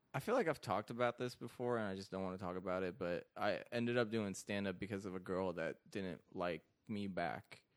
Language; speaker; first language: English; early bilingual, other home language; Arabic